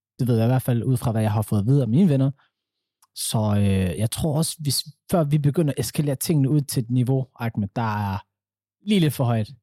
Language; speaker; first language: Danish; early bilingual, other home language; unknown